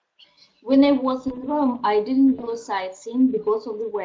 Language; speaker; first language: English; non-native, learner; Russian